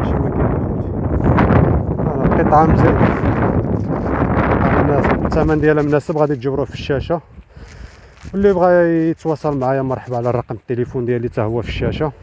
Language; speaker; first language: Arabic; native; Arabic